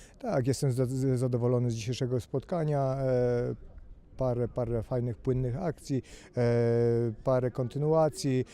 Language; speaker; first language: Polish; native; Polish